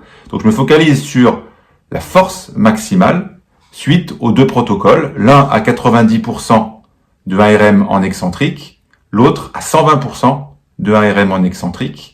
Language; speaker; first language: French; native; French